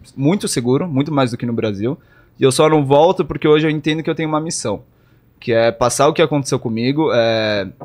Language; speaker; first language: Portuguese; native; Portuguese